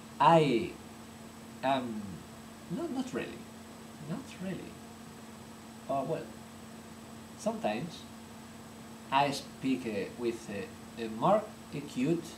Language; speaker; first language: English; non-native, fluent; Spanish